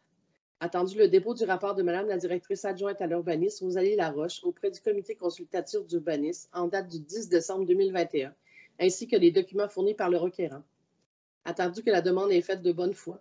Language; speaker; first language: French; native; French